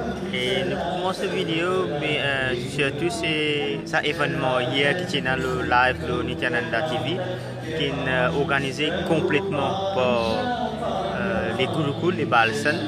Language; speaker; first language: French; non-native, learner; Morisyen